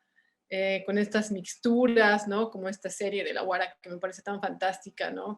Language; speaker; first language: Spanish; native; Spanish